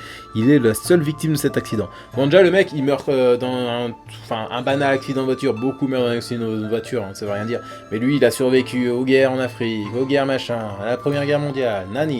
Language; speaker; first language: French; native; French